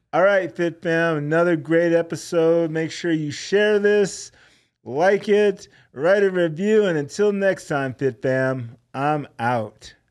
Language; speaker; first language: English; native; English